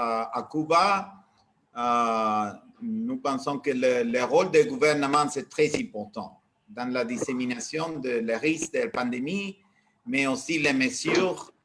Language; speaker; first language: French; non-native, learner; Spanish